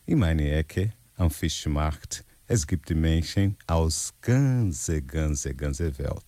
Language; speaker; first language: German; non-native, learner; Portuguese